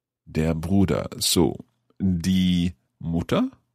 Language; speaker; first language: German; non-native, learner; English